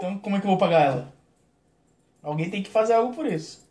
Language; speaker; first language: Portuguese; native; Portuguese